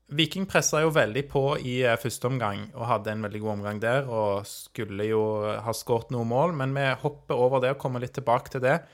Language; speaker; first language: Norwegian; native; Norwegian